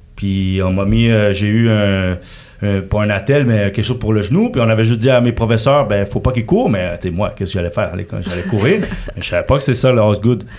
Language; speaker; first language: French; native; French